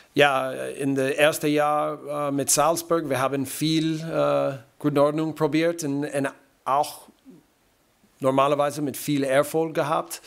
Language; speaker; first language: German; non-native, fluent; English